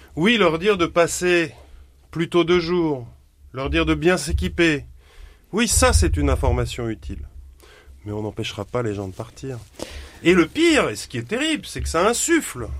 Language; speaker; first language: French; native; French